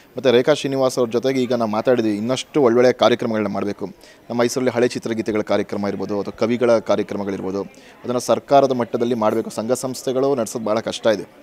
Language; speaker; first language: Kannada; native; Kannada